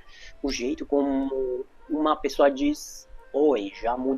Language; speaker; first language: Portuguese; non-native, fluent; Hungarian